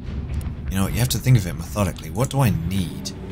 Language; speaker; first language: English; native; English